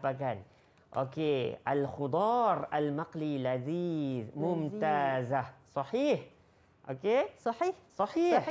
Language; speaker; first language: Arabic; non-native, fluent; Malay